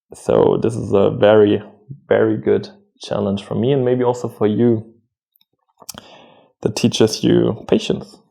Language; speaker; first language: English; non-native, fluent; German